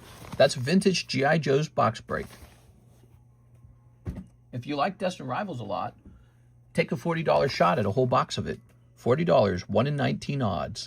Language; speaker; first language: English; native; English